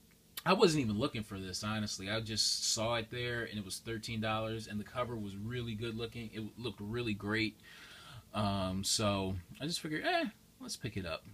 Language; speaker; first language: English; native; English